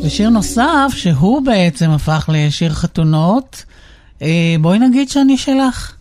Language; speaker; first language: Hebrew; native; Hebrew